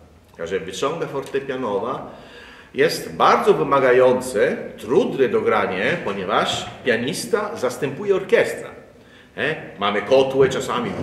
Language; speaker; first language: Polish; non-native, learner; Italian